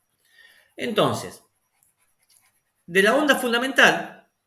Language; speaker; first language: Spanish; native; Spanish